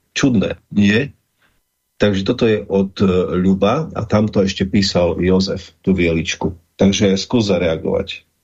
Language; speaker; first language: Slovak; native; Slovak